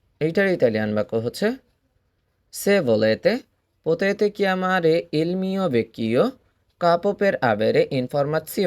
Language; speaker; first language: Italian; non-native, fluent; Bangla